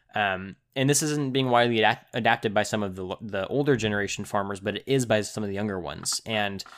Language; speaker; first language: English; native; English